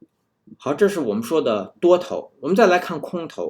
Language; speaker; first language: Chinese; native; Chinese